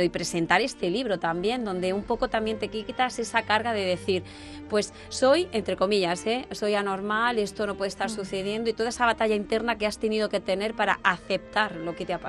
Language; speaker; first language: Spanish; native; Spanish